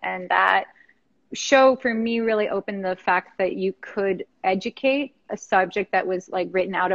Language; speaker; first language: English; native; English